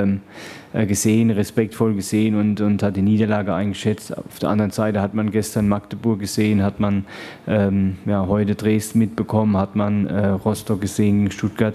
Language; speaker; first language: German; native; German